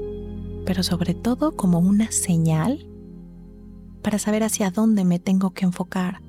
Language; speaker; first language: Spanish; native; Spanish